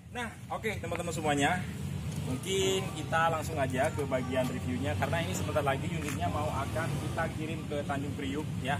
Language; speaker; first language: Indonesian; native; Indonesian